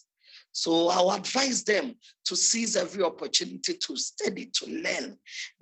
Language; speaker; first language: English; non-native, local second language; Akan